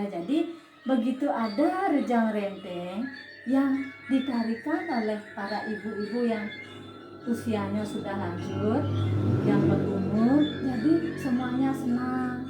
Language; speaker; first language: Indonesian; non-native, local second language; Balinese